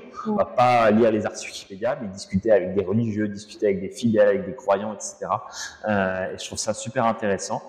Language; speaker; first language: French; native; French